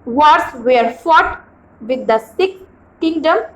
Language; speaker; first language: English; non-native, local second language; Hindi